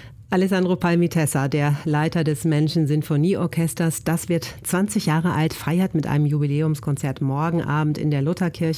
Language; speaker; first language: German; native; German